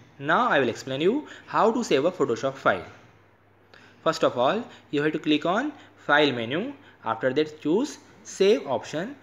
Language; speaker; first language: English; non-native, local second language; Hindi